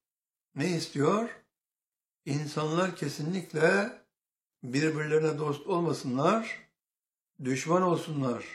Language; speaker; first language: Turkish; native; Turkish